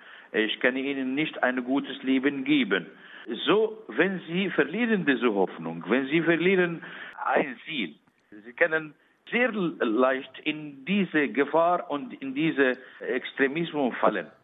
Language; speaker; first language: German; non-native, learner; Arabic